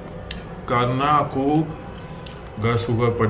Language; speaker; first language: Indonesian; non-native, learner; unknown